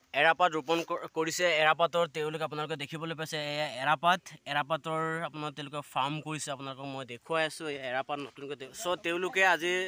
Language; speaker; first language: Assamese; non-native, local second language; Mising